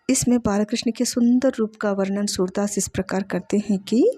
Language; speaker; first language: Hindi; non-native, local second language; Telugu